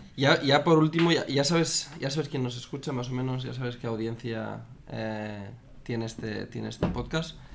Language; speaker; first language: Spanish; native; Spanish